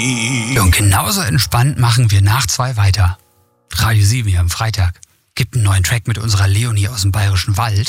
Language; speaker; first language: German; native; German